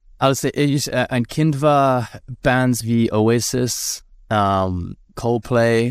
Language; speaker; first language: German; non-native, learner; English